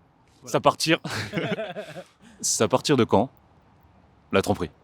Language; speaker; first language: French; native; French